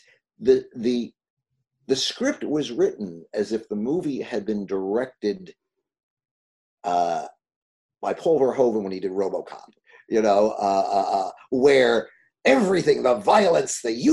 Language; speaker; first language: English; native; English